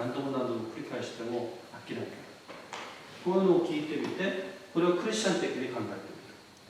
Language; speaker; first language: Japanese; non-native, fluent; Korean